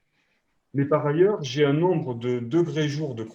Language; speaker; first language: French; native; French